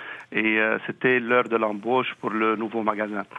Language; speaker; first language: French; non-native, local second language; Arabic